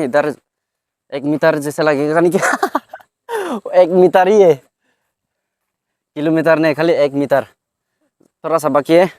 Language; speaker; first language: Hindi; non-native, local second language; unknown